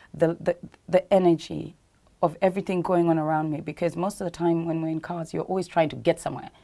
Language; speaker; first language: English; non-native, local second language; Ganda